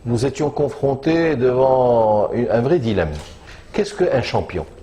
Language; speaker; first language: French; non-native, local second language; Arabic